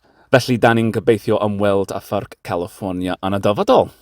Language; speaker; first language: Welsh; non-native, learner; English